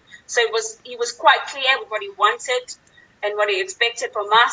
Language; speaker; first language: English; non-native, local second language; Zulu